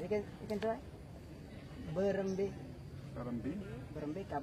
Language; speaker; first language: English; non-native, learner; Sasak